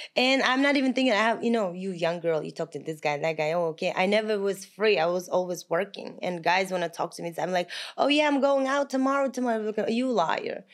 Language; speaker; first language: English; non-native, fluent; Kazakh